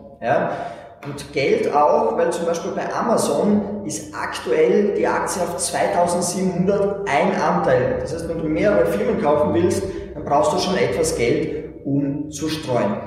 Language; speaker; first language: German; native; German